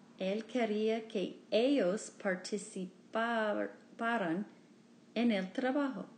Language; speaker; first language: Spanish; non-native, learner; English